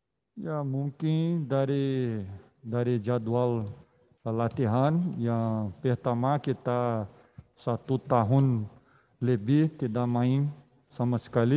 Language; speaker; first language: Indonesian; non-native, fluent; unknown